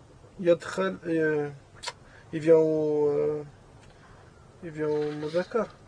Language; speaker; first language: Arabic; non-native, learner; French